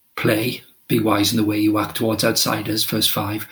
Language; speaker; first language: English; non-native, local second language; Welsh